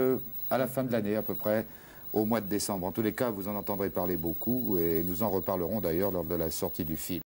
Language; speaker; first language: French; native; French